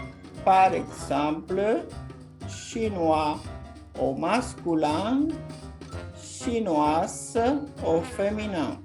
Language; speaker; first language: French; non-native, fluent; Portuguese